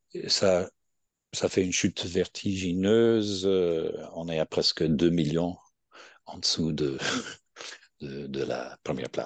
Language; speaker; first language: French; non-native, fluent; English